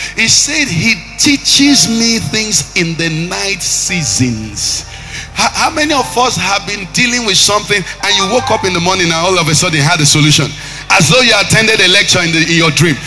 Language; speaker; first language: English; non-native, local second language; Igbo